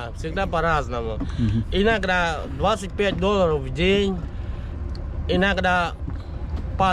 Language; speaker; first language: Russian; non-native, fluent; Khmer